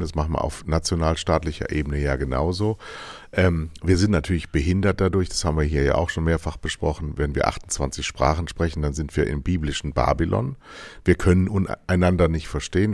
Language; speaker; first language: German; native; German